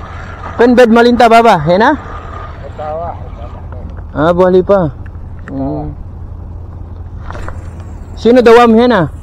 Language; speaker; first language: Arabic; non-native, learner; Filipino